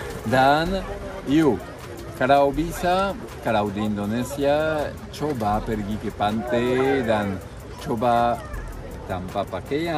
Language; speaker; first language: Indonesian; non-native, fluent; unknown